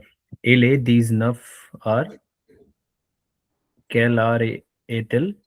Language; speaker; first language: French; non-native, learner; Hindi